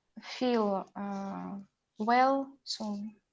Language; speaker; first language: English; non-native, learner; Russian